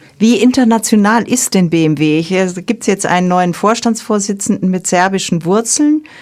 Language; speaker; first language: German; native; German